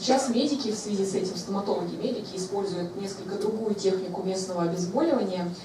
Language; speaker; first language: Russian; native; Russian